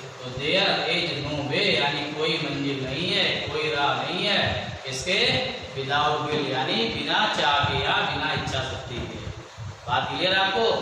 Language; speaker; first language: Hindi; native; Hindi